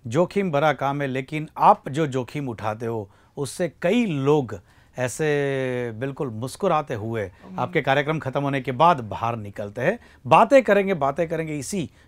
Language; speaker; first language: Hindi; non-native, local second language; Gujarati